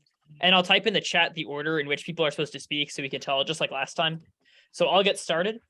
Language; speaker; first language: English; native; English